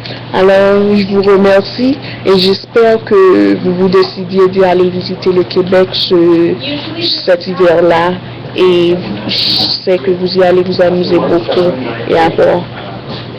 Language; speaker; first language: French; non-native, learner; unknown